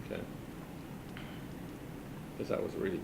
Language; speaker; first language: English; native; English